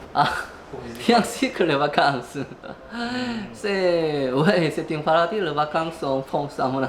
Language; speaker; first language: French; non-native, learner; Korean